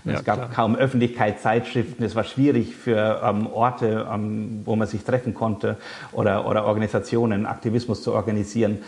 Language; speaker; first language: German; native; German